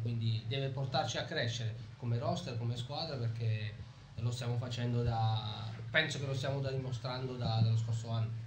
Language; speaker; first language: Italian; native; Italian